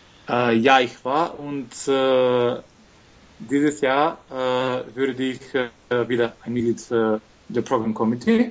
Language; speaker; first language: German; non-native, fluent; Macedonian